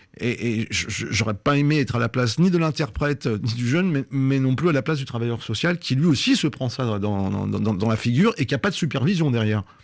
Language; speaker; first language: French; native; French